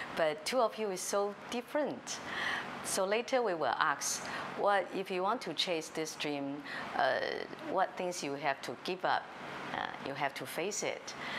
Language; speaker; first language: English; non-native, learner; Chinese